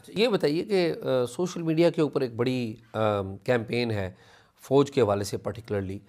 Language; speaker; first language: Urdu; native; Urdu